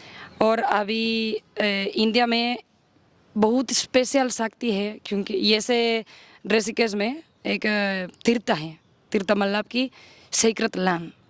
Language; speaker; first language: Hindi; non-native, learner; Spanish